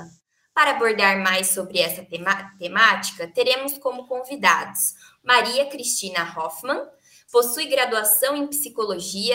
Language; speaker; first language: Portuguese; native; Portuguese